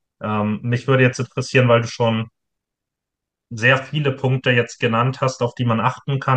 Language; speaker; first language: German; native; German